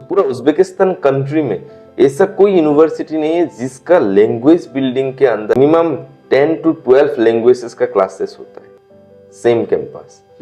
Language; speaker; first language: Hindi; non-native, local second language; Assamese